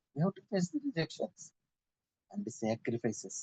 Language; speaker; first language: English; non-native, local second language; Tamil